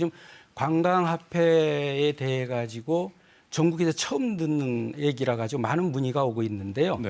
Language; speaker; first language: Korean; native; Korean